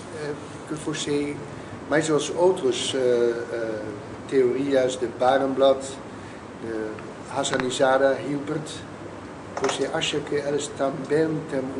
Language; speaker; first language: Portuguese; non-native, learner; Dutch